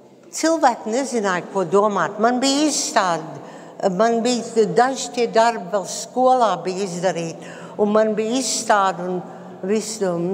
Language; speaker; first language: Latvian; early bilingual, heritage; Latvian